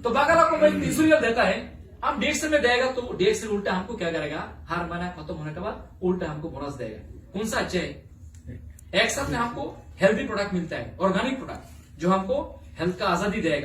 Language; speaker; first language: Hindi; non-native, learner; Bangla